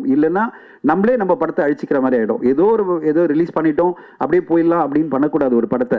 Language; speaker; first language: Tamil; native; Tamil